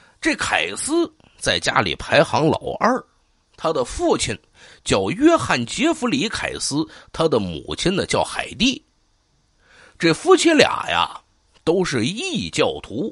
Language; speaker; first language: Chinese; native; Chinese